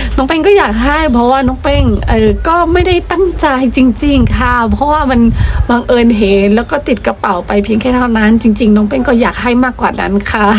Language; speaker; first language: Thai; non-native, fluent; Burmese